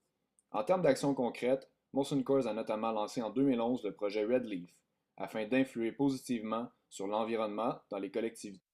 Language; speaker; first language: French; native; French